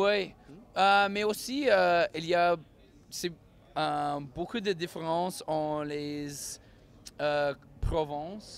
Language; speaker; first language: French; non-native, learner; English